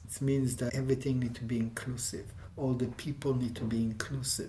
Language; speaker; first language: English; non-native, fluent; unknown